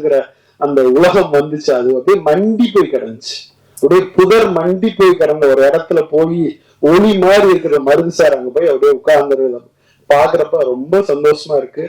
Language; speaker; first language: Tamil; native; Tamil